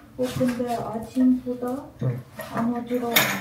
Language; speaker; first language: Korean; non-native, learner; Ukrainian